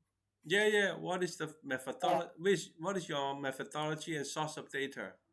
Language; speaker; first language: English; non-native, fluent; Chinese